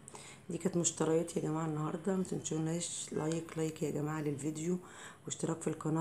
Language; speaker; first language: Arabic; native; Arabic